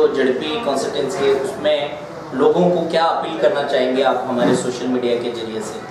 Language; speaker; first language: Hindi; non-native, local second language; Kannada